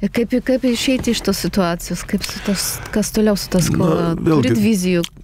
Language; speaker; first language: Lithuanian; non-native, local second language; Polish